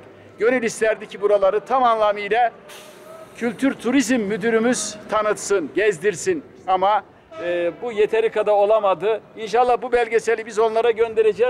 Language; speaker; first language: Turkish; native; Turkish